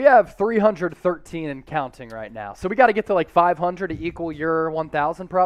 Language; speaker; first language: English; native; English